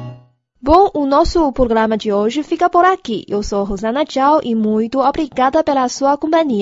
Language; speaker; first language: Portuguese; non-native, fluent; Chinese